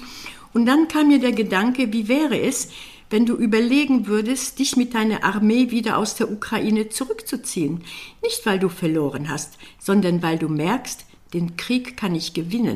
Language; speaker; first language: German; native; German